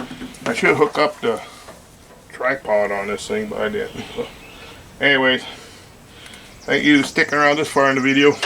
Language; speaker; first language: English; native; English